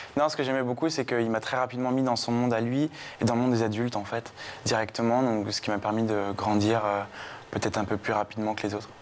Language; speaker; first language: French; native; French